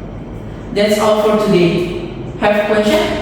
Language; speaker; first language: English; non-native, learner; Indonesian